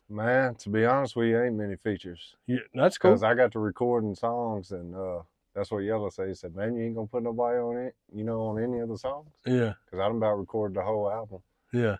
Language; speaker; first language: English; native; English